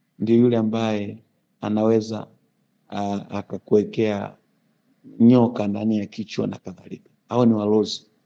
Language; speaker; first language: Swahili; native; Swahili